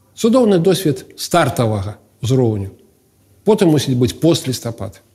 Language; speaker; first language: Belarusian; non-native, local second language; Russian